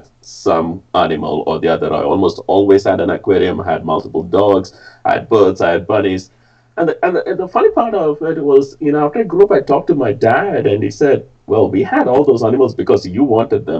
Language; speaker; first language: English; non-native, local second language; Tamil